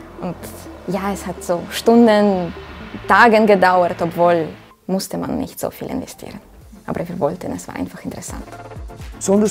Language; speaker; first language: German; non-native, fluent; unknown